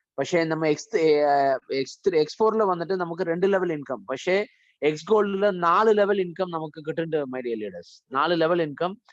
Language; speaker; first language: Malayalam; early bilingual, heritage; Malayalam